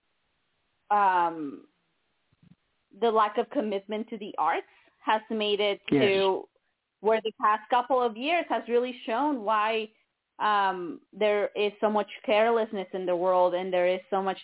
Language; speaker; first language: English; non-native, fluent; Spanish